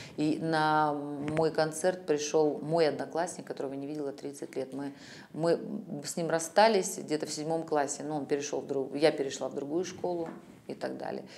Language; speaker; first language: Russian; native; Russian